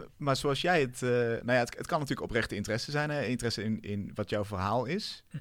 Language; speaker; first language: Dutch; native; Dutch